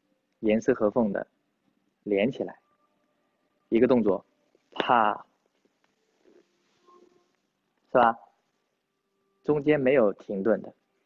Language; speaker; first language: Chinese; native; Chinese